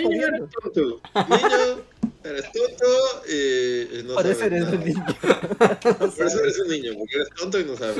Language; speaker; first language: Spanish; native; Spanish